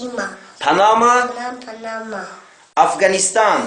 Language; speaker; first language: Russian; non-native, local second language; Tajik